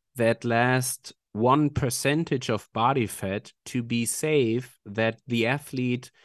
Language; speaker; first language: English; non-native, fluent; German